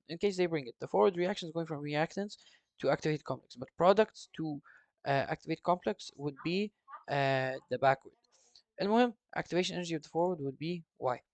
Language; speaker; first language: English; non-native, fluent; Arabic